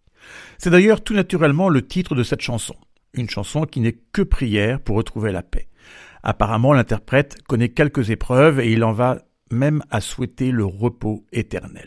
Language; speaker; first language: French; native; French